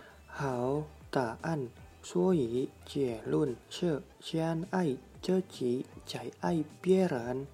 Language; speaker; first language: Chinese; non-native, learner; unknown